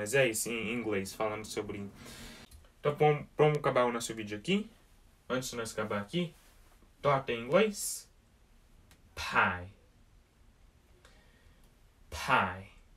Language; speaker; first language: Portuguese; early bilingual, heritage; Portuguese